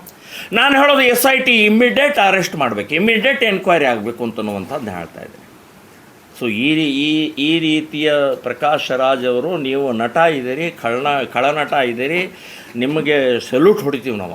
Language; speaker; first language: Kannada; native; Kannada